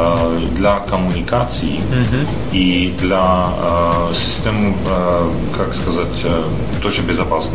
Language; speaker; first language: Russian; non-native, fluent; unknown